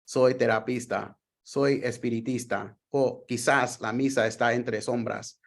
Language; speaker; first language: Spanish; early bilingual, other home language; English